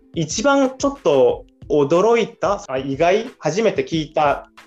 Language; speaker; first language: Japanese; non-native, fluent; Korean